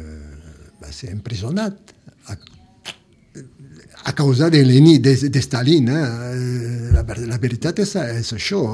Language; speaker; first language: Catalan; early bilingual, heritage; Catalan